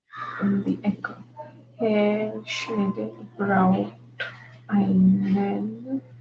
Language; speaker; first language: German; non-native, learner; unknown